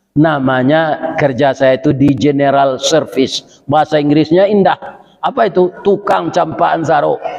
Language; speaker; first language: Malay; non-native, local second language; Minangkabau